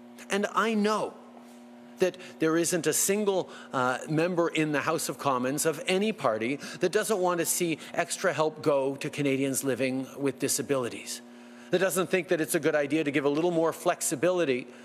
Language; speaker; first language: English; early bilingual, other home language; French